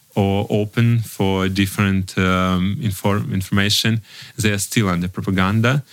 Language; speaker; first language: English; non-native, learner; Russian